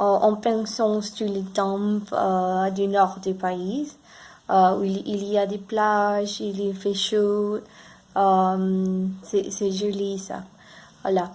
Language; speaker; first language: French; non-native, learner; Spanish